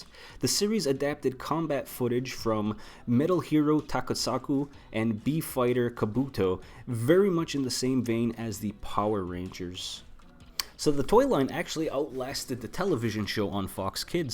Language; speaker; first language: English; native; English